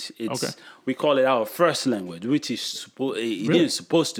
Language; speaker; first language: English; non-native, fluent; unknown